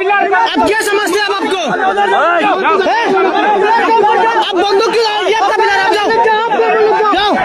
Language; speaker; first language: Hindi; non-native, learner; Bangla